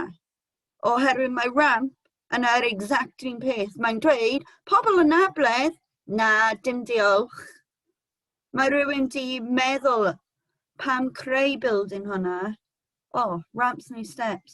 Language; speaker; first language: Welsh; non-native, local second language; English